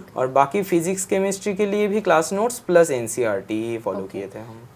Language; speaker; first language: Hindi; non-native, local second language; Bangla